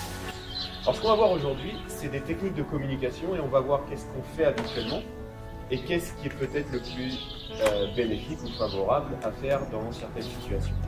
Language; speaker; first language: French; native; French